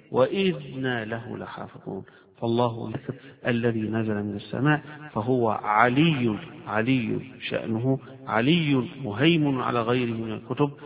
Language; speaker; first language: Arabic; native; Arabic